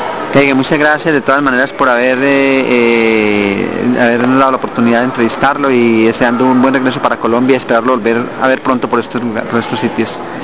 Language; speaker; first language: Spanish; native; Spanish